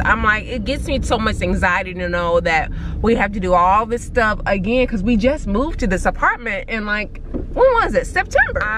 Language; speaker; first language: English; native; English